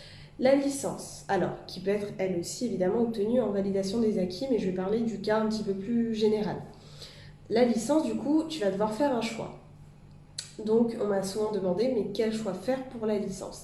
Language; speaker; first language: French; native; French